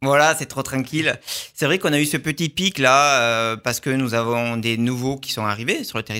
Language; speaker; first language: French; native; French